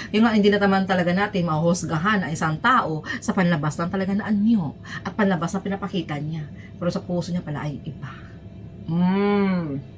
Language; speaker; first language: Filipino; native; Filipino